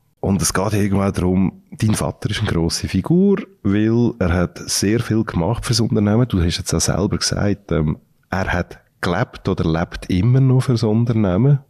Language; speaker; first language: German; native; German